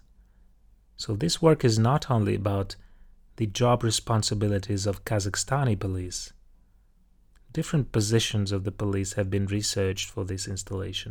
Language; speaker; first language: English; non-native, fluent; Russian